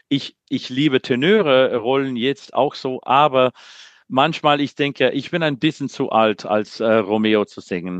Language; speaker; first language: German; non-native, learner; English